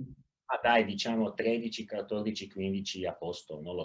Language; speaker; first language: Italian; non-native, fluent; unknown